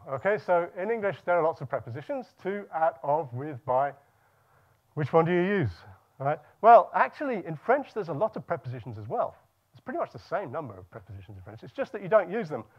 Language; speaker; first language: English; native; English